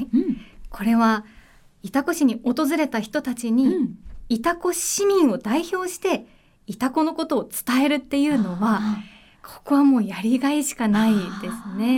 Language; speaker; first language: Japanese; native; Japanese